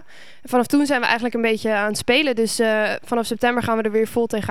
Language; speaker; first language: Dutch; native; Dutch